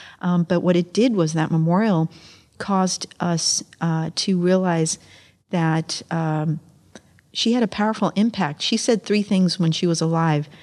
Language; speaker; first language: English; early bilingual, other home language; Amharic